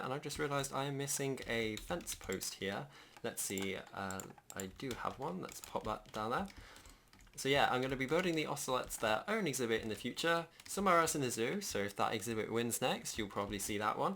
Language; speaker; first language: English; native; English